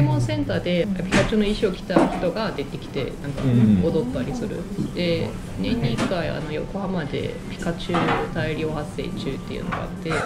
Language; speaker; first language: Japanese; non-native, fluent; German